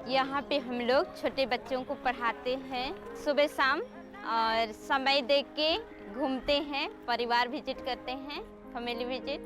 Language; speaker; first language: Hindi; non-native, local second language; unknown